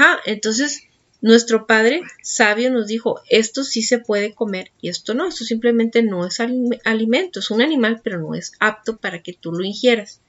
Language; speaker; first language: Spanish; native; Spanish